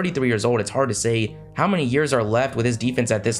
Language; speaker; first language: English; native; English